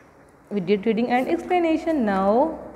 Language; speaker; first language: English; non-native, local second language; Urdu